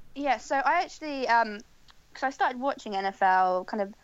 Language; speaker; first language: English; native; English